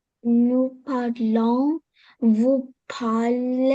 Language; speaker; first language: French; non-native, learner; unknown